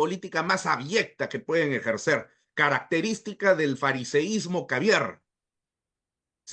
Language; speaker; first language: Spanish; native; Spanish